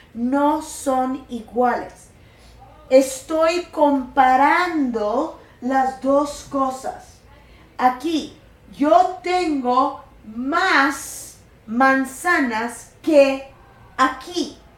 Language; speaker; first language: Spanish; non-native, fluent; English